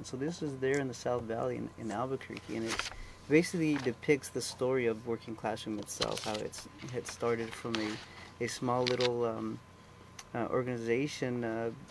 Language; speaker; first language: English; native; English